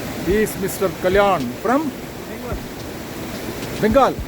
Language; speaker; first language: English; non-native, local second language; Tamil